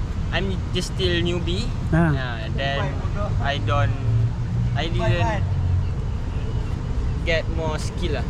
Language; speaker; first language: English; non-native, local second language; Malay